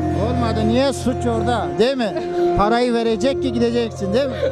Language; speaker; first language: Turkish; native; Turkish